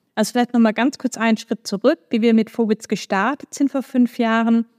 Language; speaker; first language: German; native; German